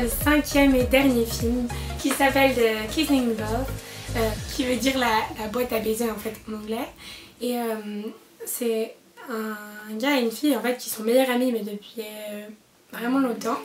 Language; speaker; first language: French; native; French